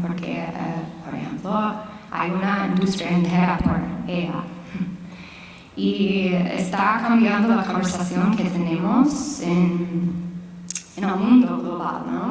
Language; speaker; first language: Spanish; non-native, fluent; English